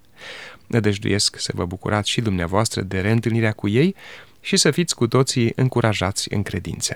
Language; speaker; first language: Romanian; native; Romanian